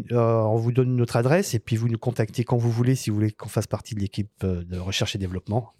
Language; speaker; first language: French; native; French